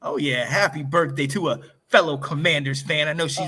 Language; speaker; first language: English; native; English